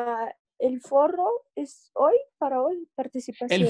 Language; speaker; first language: Spanish; non-native, learner; English